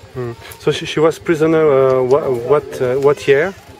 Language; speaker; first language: English; non-native, learner; French